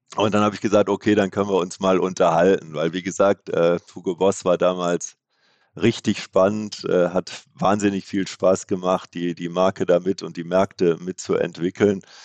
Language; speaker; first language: German; native; German